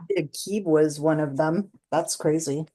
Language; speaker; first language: English; native; English